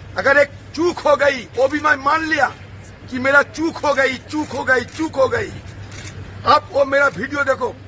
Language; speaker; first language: Hindi; non-native, local second language; Bangla